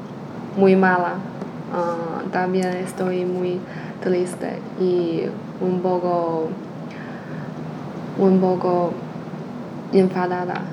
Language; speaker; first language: Spanish; non-native, learner; Chinese